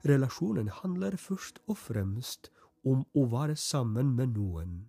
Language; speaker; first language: Norwegian; non-native, fluent; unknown